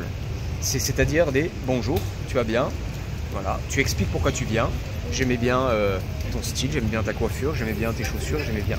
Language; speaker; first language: French; native; French